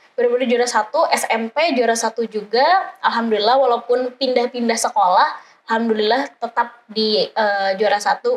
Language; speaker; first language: Indonesian; native; Indonesian